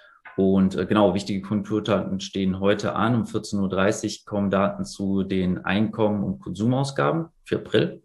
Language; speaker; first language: German; native; German